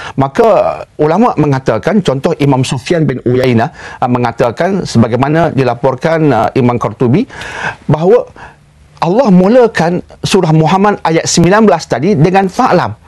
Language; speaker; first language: Malay; native; Malay